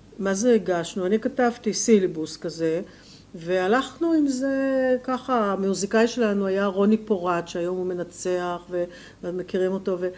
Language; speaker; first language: Hebrew; native; Hebrew